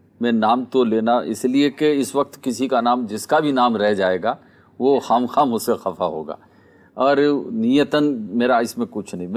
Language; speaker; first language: Urdu; non-native, local second language; Marwari